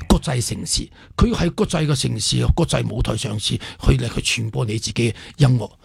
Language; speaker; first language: Cantonese; non-native, fluent; Wu Chinese